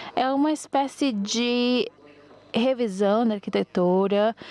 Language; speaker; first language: Portuguese; non-native, fluent; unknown